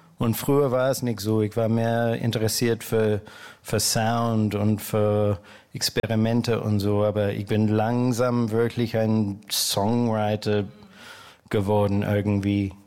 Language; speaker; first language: German; non-native, fluent; English